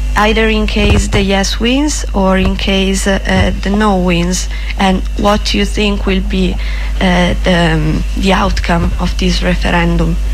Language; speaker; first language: English; non-native, fluent; Italian